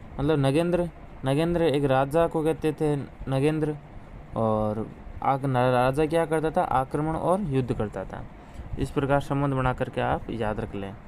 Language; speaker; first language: Hindi; native; Hindi